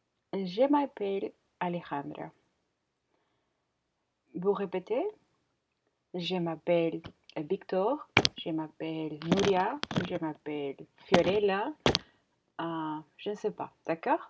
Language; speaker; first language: French; non-native, learner; Spanish